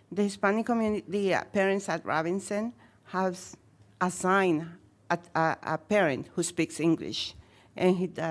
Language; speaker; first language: English; non-native, fluent; Spanish